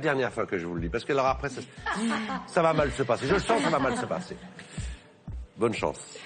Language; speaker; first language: French; native; French